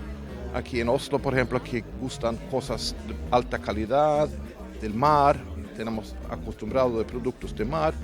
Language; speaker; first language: Spanish; non-native, fluent; Norwegian